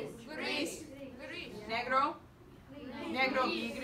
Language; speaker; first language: Spanish; non-native, fluent; English